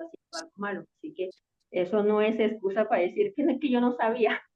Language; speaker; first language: Spanish; native; Spanish